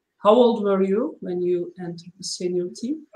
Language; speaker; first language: English; non-native, learner; Turkish